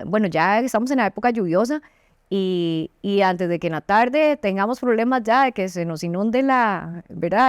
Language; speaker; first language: Spanish; native; Spanish